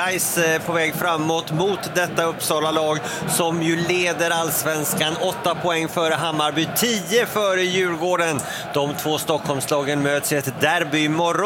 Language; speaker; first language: Swedish; native; Swedish